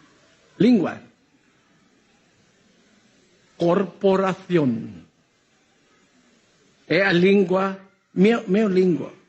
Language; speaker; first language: Portuguese; non-native, learner; Filipino